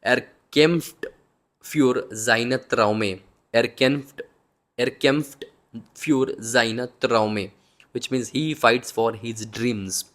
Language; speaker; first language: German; non-native, learner; Hindi